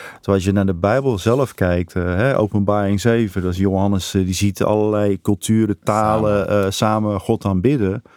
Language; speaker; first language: Dutch; native; Dutch